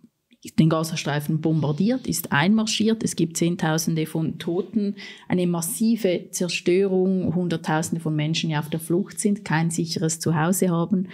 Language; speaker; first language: German; native; German